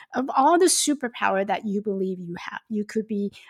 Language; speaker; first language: English; non-native, fluent; Chinese